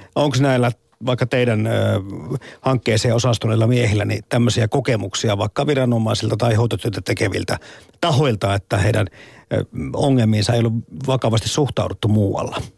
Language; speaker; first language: Finnish; native; Finnish